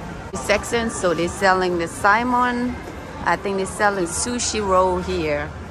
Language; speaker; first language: English; non-native, learner; Thai